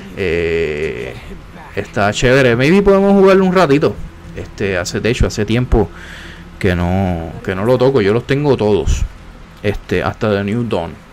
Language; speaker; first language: Spanish; native; Spanish